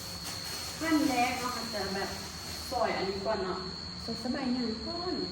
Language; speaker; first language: Thai; non-native, local second language; Lao